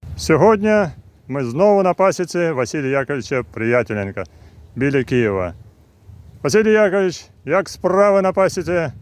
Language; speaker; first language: Ukrainian; native; Ukrainian